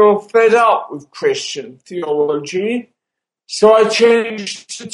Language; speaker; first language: English; native; English